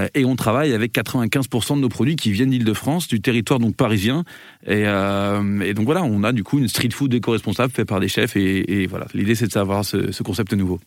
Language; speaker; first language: French; native; French